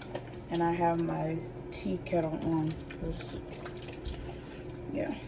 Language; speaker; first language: English; native; English